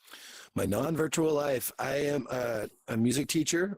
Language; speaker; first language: English; native; English